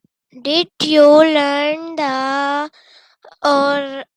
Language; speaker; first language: English; non-native, learner; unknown